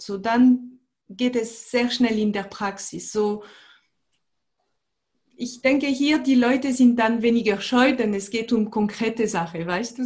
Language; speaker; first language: German; non-native, fluent; French